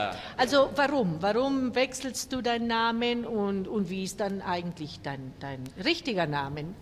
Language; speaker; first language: German; non-native, fluent; Spanish